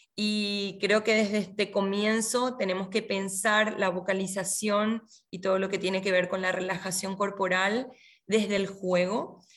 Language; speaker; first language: Spanish; native; Spanish